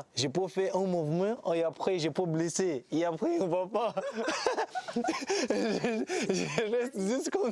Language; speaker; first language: French; non-native, learner; Portuguese